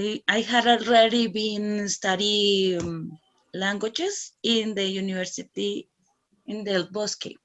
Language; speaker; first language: English; non-native, learner; Spanish